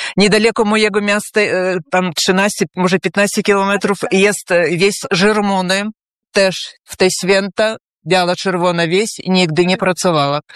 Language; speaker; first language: Polish; early bilingual, heritage; Polish